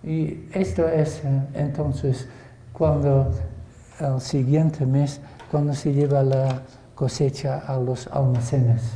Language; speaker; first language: Spanish; non-native, fluent; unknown